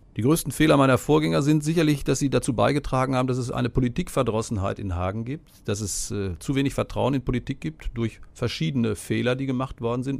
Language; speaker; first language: German; native; German